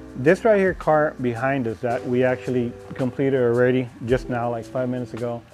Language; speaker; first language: English; native; English